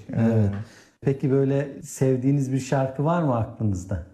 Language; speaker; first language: Turkish; native; Turkish